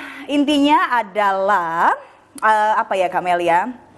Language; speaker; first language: Indonesian; native; Indonesian